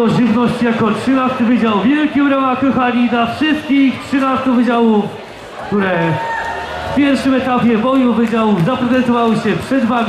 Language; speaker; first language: Polish; native; Polish